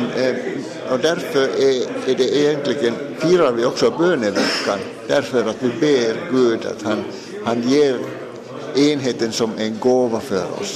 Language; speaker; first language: Swedish; non-native, local second language; Finnish